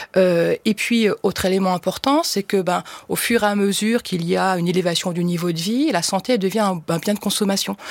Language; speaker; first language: French; native; French